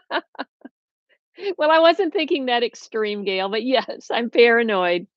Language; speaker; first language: English; native; English